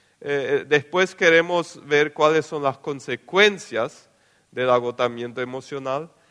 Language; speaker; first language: Spanish; non-native, local second language; Plautdietsch